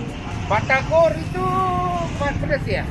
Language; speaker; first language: Indonesian; non-native, learner; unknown